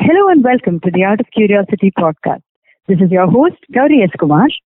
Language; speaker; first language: English; non-native, local second language; Malayalam